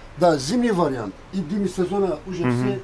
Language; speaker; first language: Russian; non-native, learner; Turkish